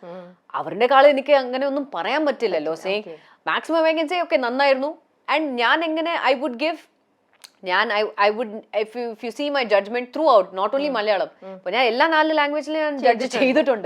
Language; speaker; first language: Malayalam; early bilingual, heritage; Malayalam